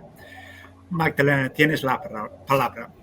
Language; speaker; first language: Spanish; non-native, fluent; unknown